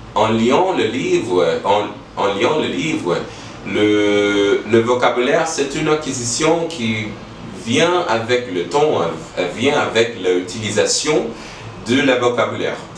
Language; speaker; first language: French; non-native, learner; English